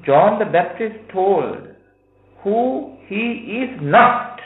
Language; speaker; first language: English; non-native, local second language; Sinhala